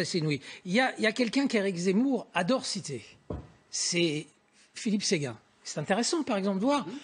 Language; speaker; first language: French; native; French